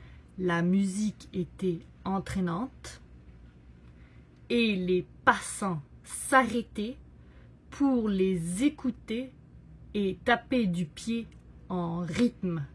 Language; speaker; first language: French; native; French